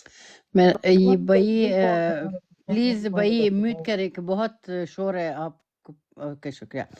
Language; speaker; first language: Hindi; non-native, learner; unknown